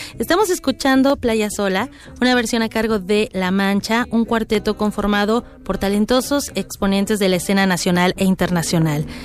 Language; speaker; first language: Spanish; native; Spanish